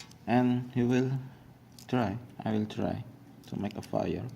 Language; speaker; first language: English; non-native, learner; Indonesian